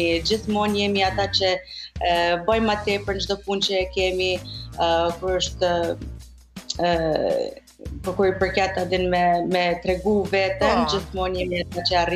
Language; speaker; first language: Albanian; early bilingual, heritage; Albanian